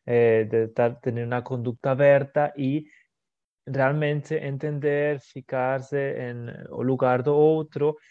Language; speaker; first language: Portuguese; non-native, fluent; Spanish